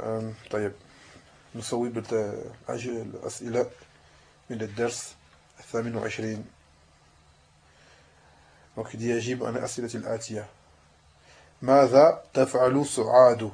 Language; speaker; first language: Arabic; non-native, fluent; French